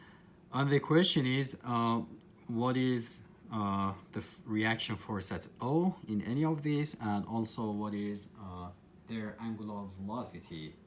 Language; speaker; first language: English; non-native, fluent; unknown